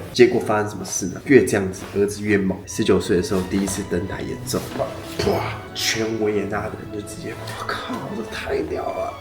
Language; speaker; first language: Chinese; native; Chinese